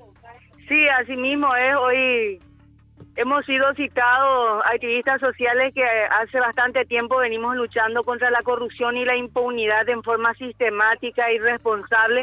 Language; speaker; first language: Spanish; native; Spanish